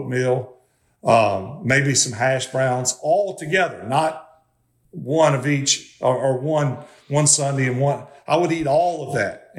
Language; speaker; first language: English; native; English